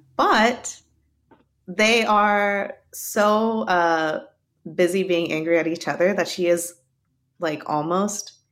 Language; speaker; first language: English; native; English